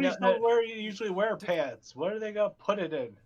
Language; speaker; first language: English; native; English